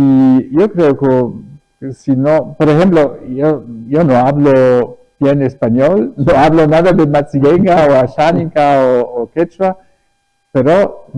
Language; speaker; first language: Spanish; early bilingual, other home language; German